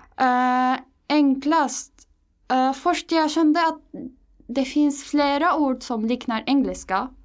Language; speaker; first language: Swedish; non-native, fluent; Arabic